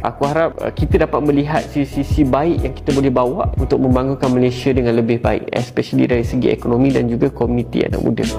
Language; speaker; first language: Malay; native; Malay